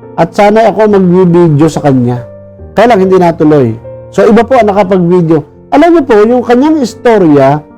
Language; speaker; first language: Filipino; native; Filipino